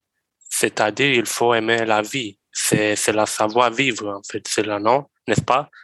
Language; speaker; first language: French; non-native, learner; Romanian